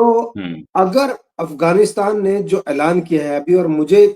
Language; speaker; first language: Hindi; native; Hindi